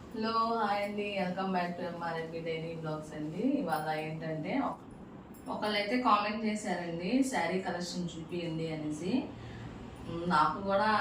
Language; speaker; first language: Telugu; non-native, local second language; Urdu